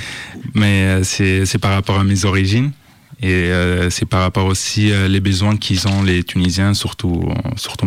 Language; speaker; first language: French; non-native, fluent; Italian